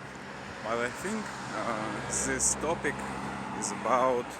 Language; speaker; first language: English; non-native, learner; Russian